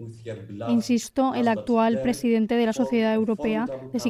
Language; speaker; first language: Spanish; native; Spanish